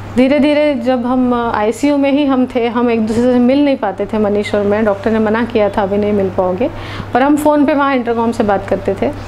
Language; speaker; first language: Hindi; non-native, local second language; Marathi